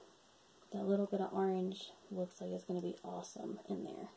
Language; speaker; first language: English; native; English